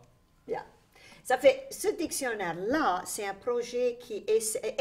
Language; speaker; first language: French; native; French